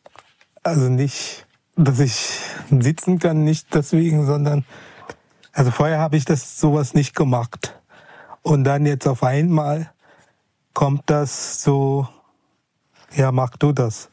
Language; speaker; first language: German; non-native, fluent; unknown